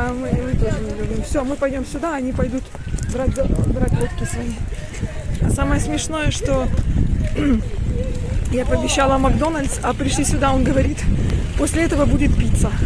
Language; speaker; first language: Russian; native; Russian